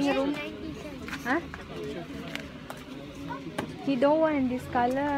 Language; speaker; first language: English; non-native, local second language; Filipino